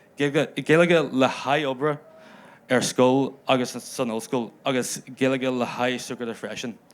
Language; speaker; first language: Irish; non-native, local second language; English